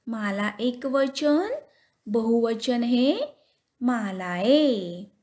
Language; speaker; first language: Hindi; non-native, local second language; Marathi